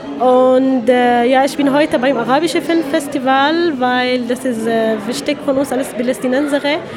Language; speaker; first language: German; non-native, learner; Arabic